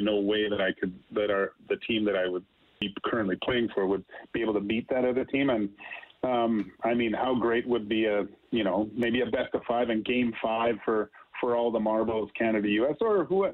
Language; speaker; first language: English; native; English